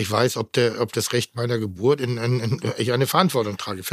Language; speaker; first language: German; native; German